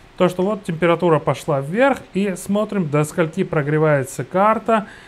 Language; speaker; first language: Russian; non-native, fluent; Georgian